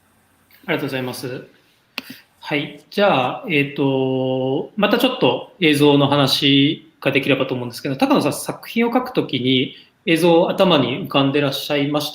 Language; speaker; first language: Japanese; native; Japanese